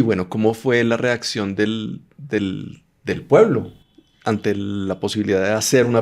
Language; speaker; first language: Spanish; native; Spanish